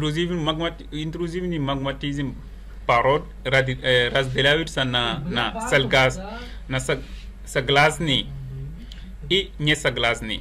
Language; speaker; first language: Russian; non-native, learner; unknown